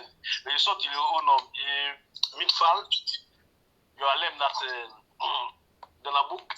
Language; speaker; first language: Swedish; non-native, learner; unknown